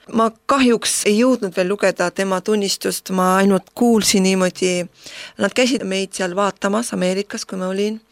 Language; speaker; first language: Estonian; non-native, local second language; Russian